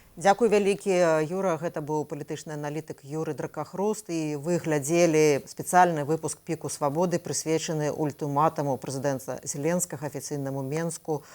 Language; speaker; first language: Belarusian; native; Belarusian